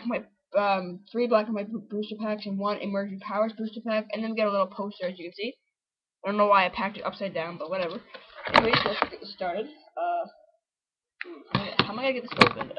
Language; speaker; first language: English; native; English